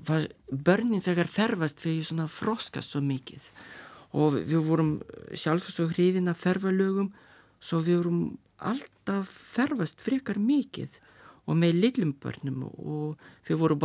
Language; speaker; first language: Icelandic; non-native, learner; Lithuanian